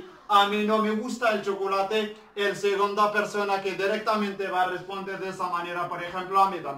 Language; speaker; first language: Spanish; non-native, learner; Arabic